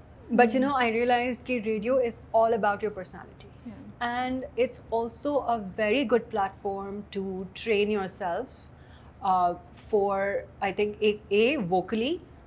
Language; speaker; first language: English; non-native, local second language; Hindi